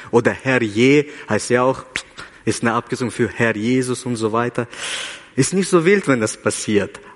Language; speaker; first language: German; early bilingual, other home language; Russian